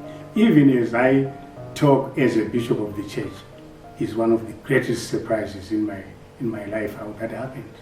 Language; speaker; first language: English; non-native, local second language; Shona